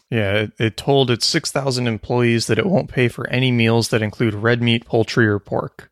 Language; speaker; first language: English; native; English